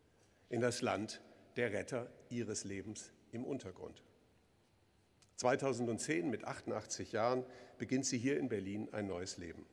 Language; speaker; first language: German; native; German